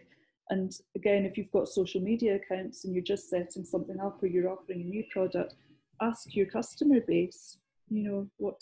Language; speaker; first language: English; native; English